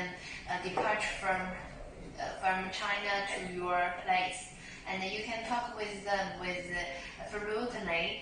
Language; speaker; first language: English; non-native, learner; Chinese